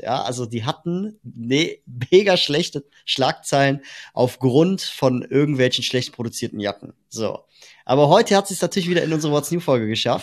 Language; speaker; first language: German; native; German